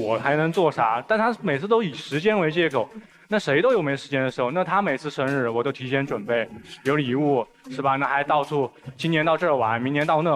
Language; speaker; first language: Chinese; native; Chinese